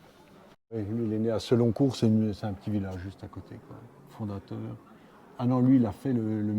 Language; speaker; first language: French; native; French